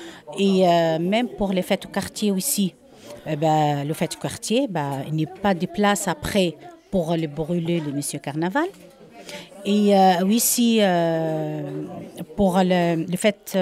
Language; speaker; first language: French; non-native, learner; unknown